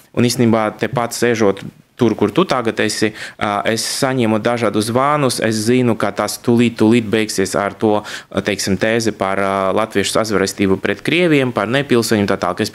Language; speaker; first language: Latvian; native; Latvian